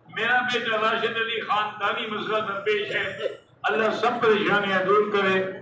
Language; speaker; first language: Urdu; native; Urdu